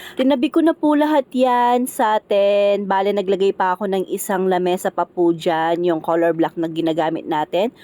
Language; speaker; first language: Filipino; non-native, local second language; Pampanga